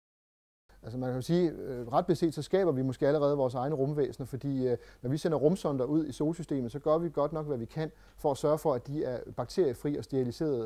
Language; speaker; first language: Danish; native; Danish